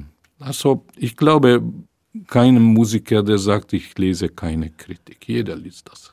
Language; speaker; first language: German; non-native, fluent; Hungarian